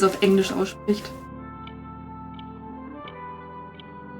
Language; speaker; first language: German; native; German